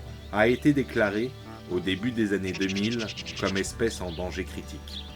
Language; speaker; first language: French; native; French